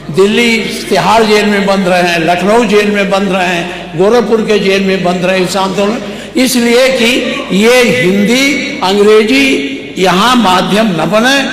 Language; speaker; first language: Hindi; native; Hindi